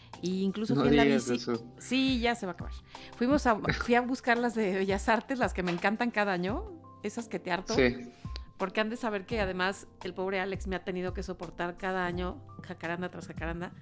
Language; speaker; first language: Spanish; native; Spanish